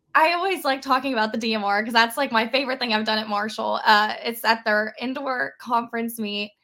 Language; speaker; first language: English; native; English